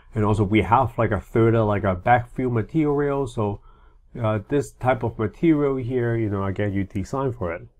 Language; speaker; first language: English; non-native, fluent; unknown